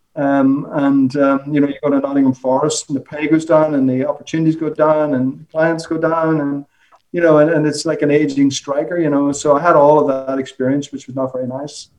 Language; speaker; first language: English; native; English